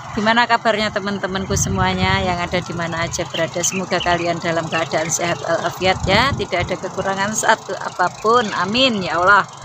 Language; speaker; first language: Indonesian; non-native, local second language; Javanese